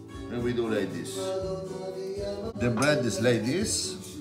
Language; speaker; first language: English; non-native, learner; Italian